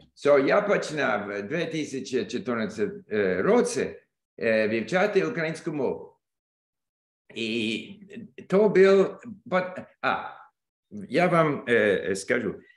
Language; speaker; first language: Ukrainian; non-native, learner; English